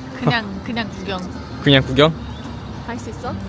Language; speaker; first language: Korean; non-native, fluent; Turkish